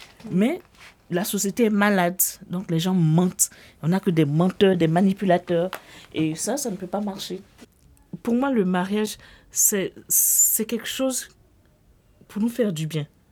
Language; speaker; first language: French; non-native, local second language; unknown